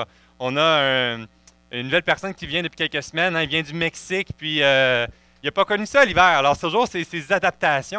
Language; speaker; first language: French; native; French